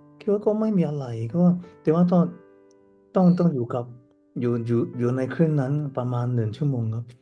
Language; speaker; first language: Thai; non-native, learner; Cantonese